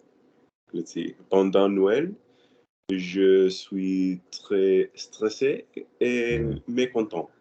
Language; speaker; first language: French; non-native, learner; Spanish